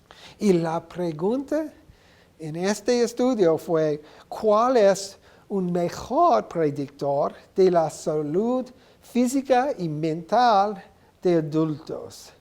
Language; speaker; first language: Spanish; non-native, learner; English